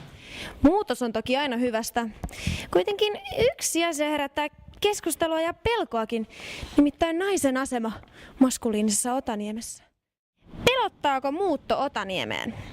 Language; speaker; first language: Finnish; native; Finnish